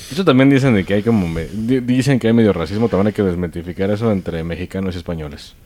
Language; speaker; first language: Spanish; native; Spanish